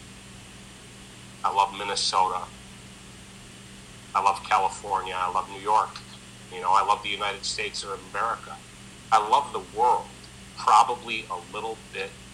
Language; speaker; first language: English; native; English